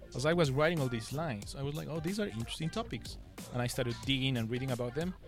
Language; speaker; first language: English; non-native, fluent; Spanish